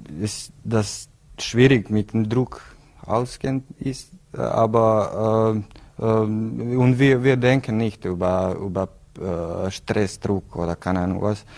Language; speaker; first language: German; non-native, learner; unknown